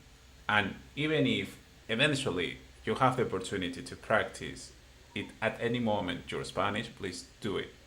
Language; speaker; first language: English; non-native, fluent; Spanish